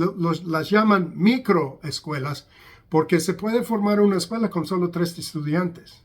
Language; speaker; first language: Spanish; non-native, fluent; English